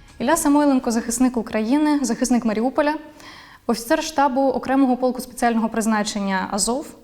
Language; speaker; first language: Ukrainian; native; Ukrainian